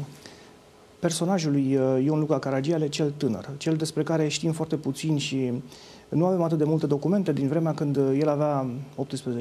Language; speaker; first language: Romanian; native; Romanian